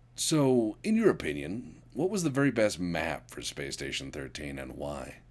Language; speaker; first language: English; native; English